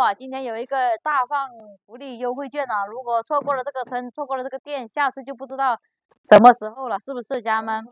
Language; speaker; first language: Chinese; native; Chinese